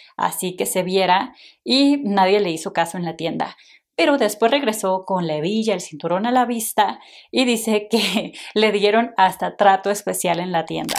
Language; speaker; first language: Spanish; native; Spanish